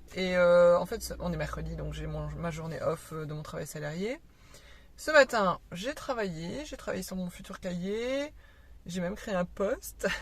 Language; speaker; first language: French; native; French